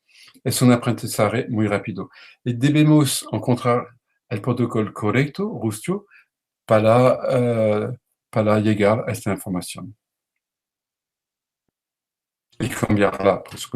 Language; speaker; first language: Spanish; non-native, learner; French